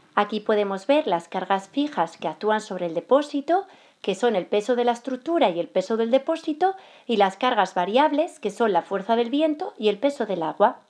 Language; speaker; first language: Spanish; native; Spanish